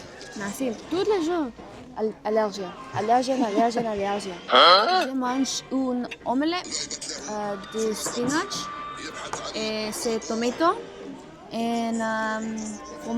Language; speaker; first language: French; non-native, learner; English